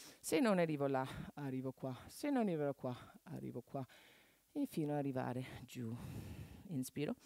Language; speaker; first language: Italian; non-native, fluent; English